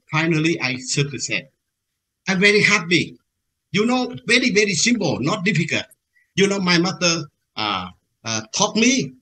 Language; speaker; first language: English; non-native, learner; Vietnamese